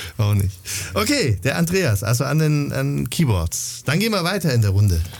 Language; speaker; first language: German; native; German